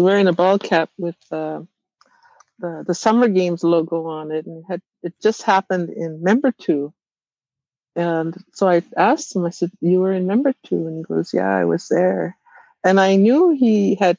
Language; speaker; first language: English; non-native, fluent; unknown